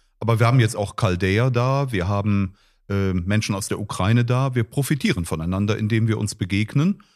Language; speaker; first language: German; native; German